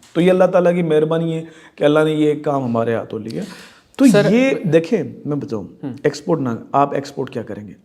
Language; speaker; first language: Urdu; non-native, local second language; Sindhi